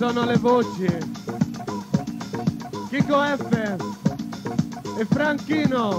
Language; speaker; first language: Italian; native; Italian